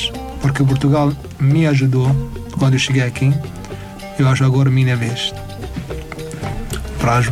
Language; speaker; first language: Portuguese; non-native, learner; Arabic